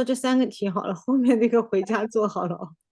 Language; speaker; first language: Chinese; native; Chinese